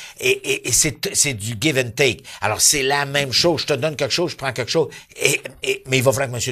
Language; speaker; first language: French; native; French